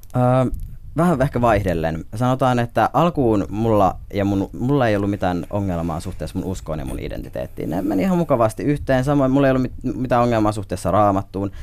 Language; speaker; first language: Finnish; native; Finnish